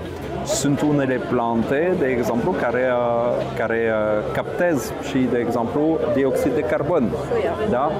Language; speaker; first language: Romanian; non-native, fluent; French